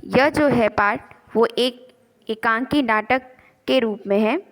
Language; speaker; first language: Hindi; non-native, local second language; Gujarati